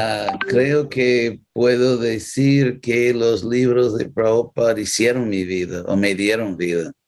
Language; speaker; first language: Spanish; non-native, fluent; English